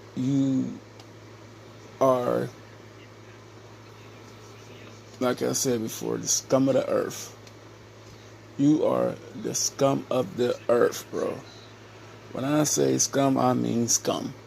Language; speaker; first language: English; native; English